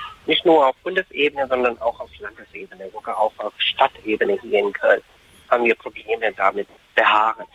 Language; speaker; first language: German; non-native, fluent; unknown